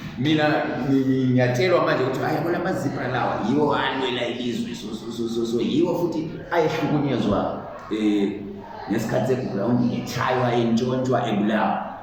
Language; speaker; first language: Zulu; native; Zulu